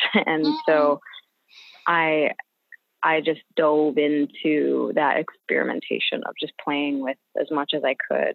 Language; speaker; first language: English; native; English